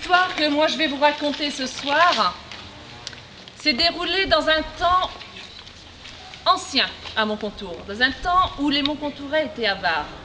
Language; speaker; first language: French; native; French